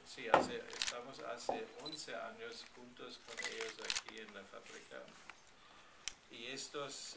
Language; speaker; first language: Spanish; non-native, fluent; German